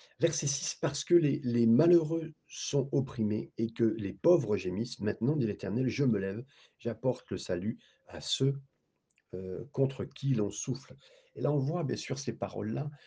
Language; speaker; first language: French; native; French